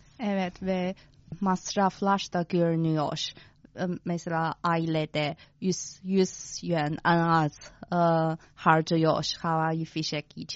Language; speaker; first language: Turkish; non-native, fluent; Chinese